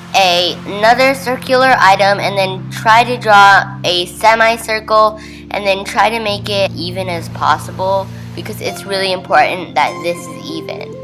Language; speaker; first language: English; native; English